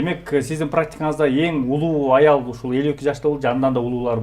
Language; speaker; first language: Kyrgyz; native; Kyrgyz